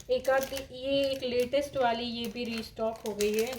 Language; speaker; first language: Hindi; non-native, local second language; Telugu